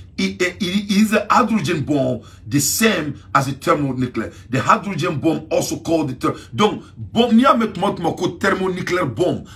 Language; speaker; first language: English; non-native, learner; Bambara